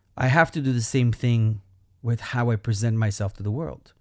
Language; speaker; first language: English; non-native, fluent; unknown